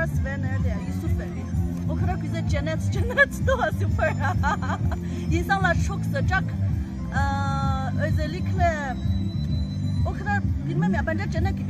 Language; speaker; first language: Turkish; non-native, learner; Chinese